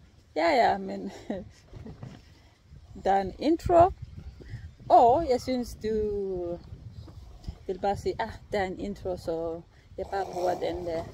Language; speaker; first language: Danish; non-native, fluent; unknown